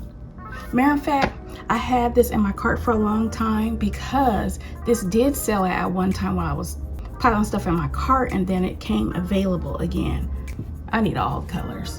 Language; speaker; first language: English; native; English